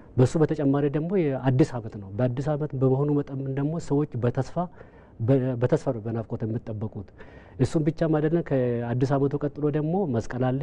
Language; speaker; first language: Amharic; non-native, local second language; Oromo